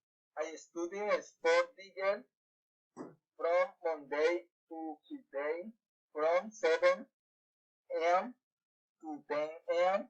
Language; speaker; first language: English; non-native, learner; Spanish